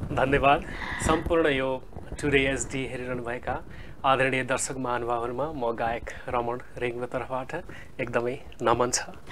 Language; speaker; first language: Nepali; native; Nepali